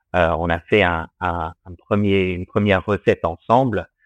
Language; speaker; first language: French; early bilingual, heritage; English